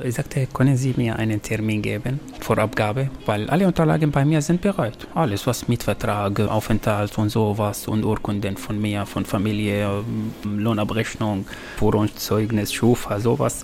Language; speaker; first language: German; non-native, fluent; Arabic